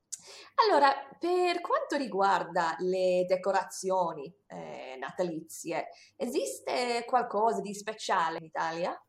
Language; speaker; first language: Italian; non-native, fluent; English